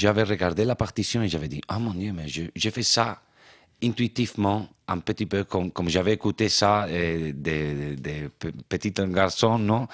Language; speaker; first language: French; non-native, fluent; Spanish